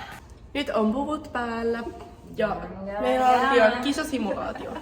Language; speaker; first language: Finnish; native; Finnish